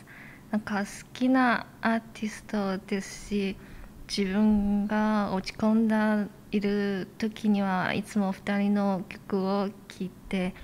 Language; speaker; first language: Japanese; non-native, fluent; Chinese